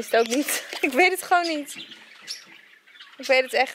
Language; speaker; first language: Dutch; native; Dutch